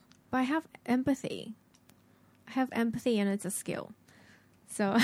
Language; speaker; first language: English; non-native, fluent; Japanese